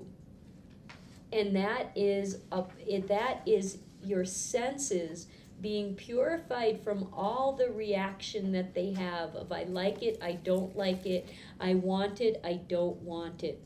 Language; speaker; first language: English; native; English